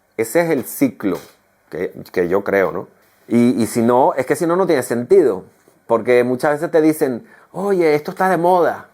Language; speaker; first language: Spanish; native; Spanish